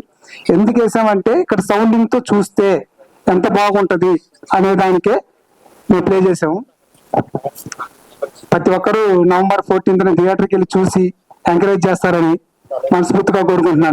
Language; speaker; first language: Telugu; native; Telugu